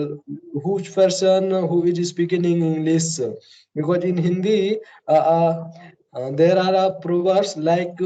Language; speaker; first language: English; non-native, learner; Hindi